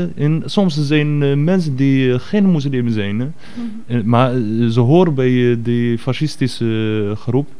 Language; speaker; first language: Dutch; non-native, fluent; Arabic